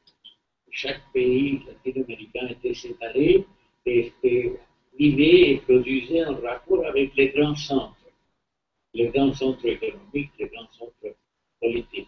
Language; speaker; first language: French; non-native, fluent; Spanish